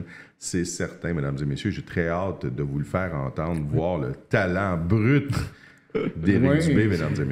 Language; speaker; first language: French; native; French